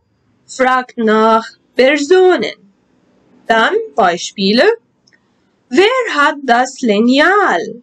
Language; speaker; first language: German; non-native, fluent; Arabic